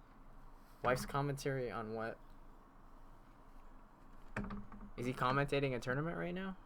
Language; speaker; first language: English; native; English